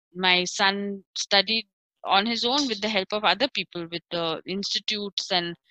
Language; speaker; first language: English; non-native, local second language; Marathi